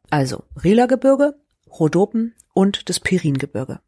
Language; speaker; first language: German; native; German